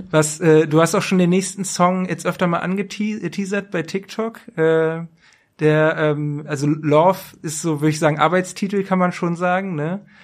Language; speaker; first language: German; native; German